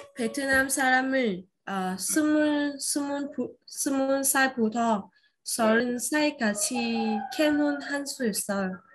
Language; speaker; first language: Korean; non-native, learner; Vietnamese